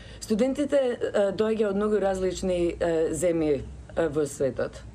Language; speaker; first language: Macedonian; early bilingual, other home language; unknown